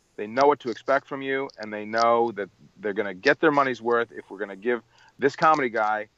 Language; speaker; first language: English; native; English